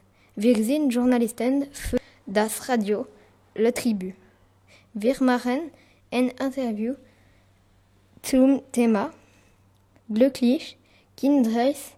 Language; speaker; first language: German; non-native, learner; French